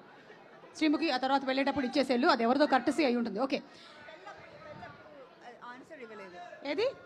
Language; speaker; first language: Telugu; native; Telugu